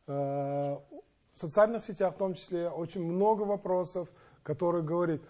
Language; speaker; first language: Russian; non-native, local second language; Kazakh